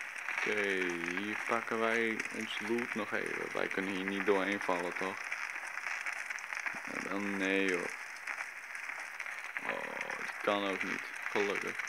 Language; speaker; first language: Dutch; native; Dutch